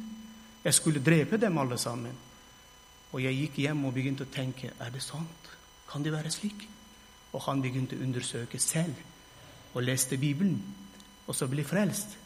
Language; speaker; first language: Norwegian; non-native, fluent; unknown